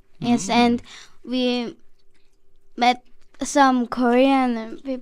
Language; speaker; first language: English; non-native, learner; Korean